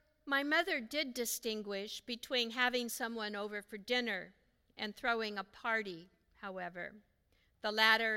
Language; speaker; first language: English; native; English